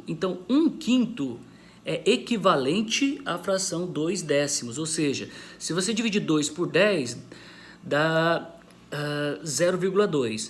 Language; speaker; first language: Portuguese; native; Portuguese